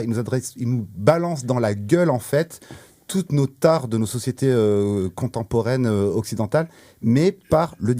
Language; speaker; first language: French; native; French